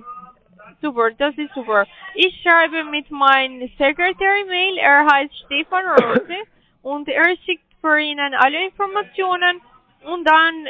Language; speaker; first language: German; non-native, learner; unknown